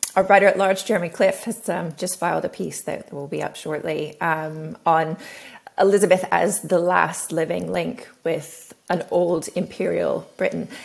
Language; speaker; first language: English; native; English